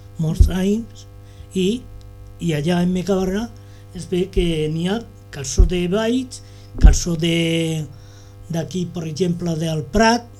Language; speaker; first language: Catalan; non-native, local second language; Spanish